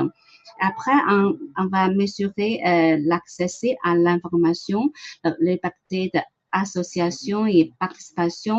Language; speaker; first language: French; non-native, learner; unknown